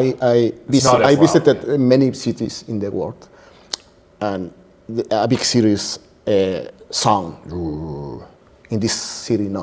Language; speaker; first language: English; non-native, learner; Spanish